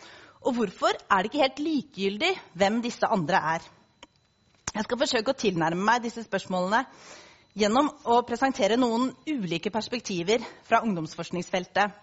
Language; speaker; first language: Norwegian; native; Norwegian